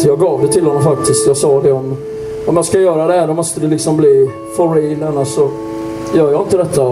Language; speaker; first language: Swedish; native; Swedish